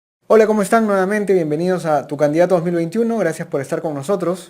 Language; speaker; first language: Spanish; native; Spanish